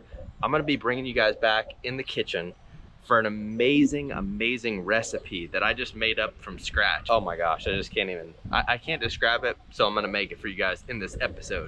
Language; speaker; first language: English; native; English